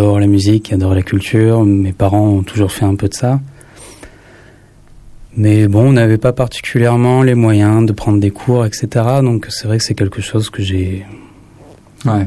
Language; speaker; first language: French; native; French